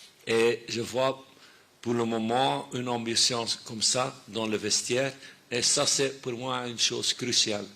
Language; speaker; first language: French; non-native, fluent; Dutch